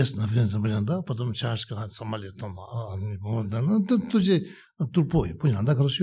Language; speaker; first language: Russian; non-native, learner; Tibetan